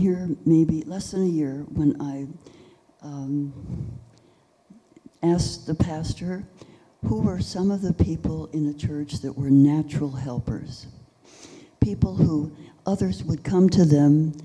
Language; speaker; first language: English; native; English